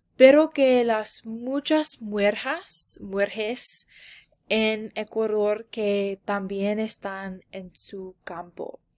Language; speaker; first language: Spanish; non-native, learner; English